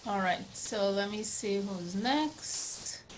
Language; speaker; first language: English; native; English